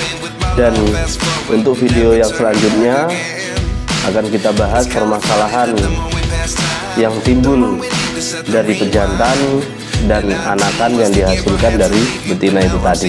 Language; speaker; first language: Indonesian; non-native, local second language; Javanese